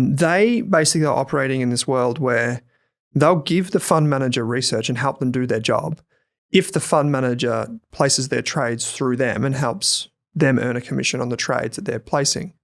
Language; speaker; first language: English; native; English